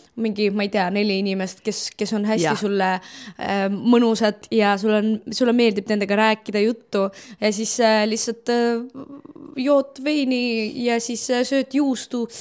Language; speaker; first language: Estonian; non-native, local second language; Russian